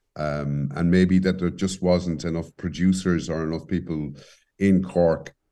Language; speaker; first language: English; native; English